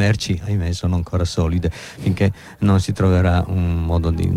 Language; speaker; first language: Italian; native; Italian